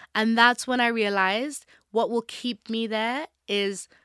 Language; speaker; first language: English; non-native, local second language; Yoruba